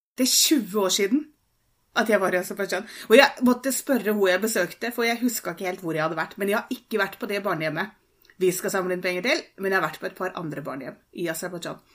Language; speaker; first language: Norwegian; native; Norwegian